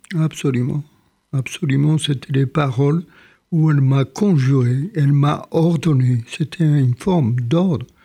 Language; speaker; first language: French; non-native, fluent; Polish